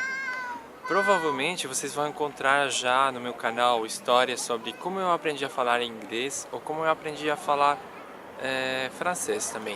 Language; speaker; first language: Portuguese; non-native, fluent; Spanish